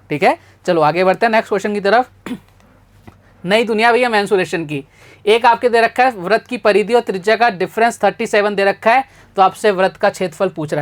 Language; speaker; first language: Hindi; native; Hindi